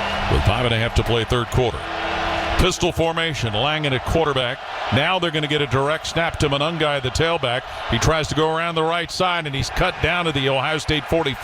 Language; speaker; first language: English; native; English